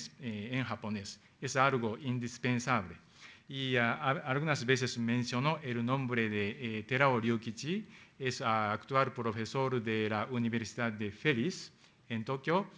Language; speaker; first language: Spanish; non-native, fluent; Japanese